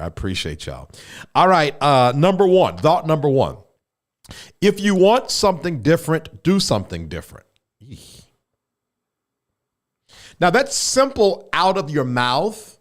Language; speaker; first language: English; native; English